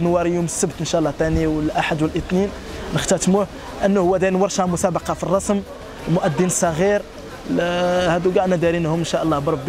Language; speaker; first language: Arabic; native; Arabic